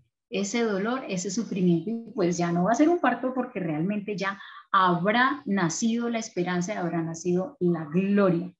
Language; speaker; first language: Spanish; native; Spanish